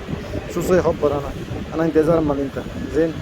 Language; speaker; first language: Arabic; non-native, learner; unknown